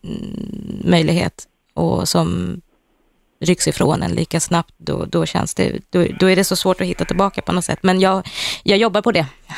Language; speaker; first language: Swedish; native; Swedish